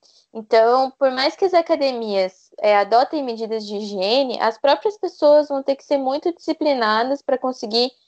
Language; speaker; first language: Portuguese; native; Portuguese